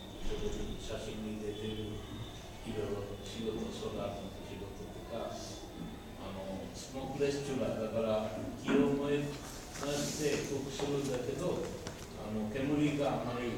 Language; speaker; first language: Japanese; non-native, learner; Bangla